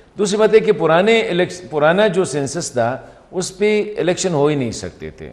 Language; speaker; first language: Urdu; non-native, local second language; Pashto